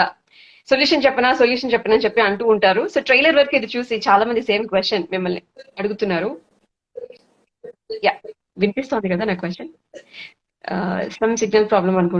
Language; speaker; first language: Telugu; native; Telugu